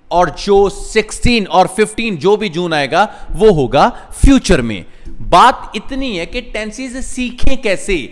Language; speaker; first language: Hindi; non-native, local second language; Punjabi